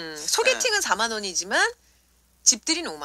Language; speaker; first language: Korean; native; Korean